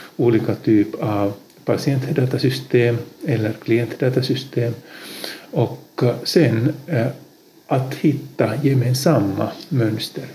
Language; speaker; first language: Swedish; non-native, local second language; Finnish